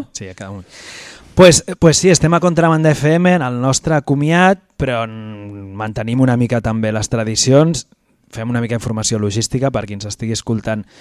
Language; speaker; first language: Catalan; native; Catalan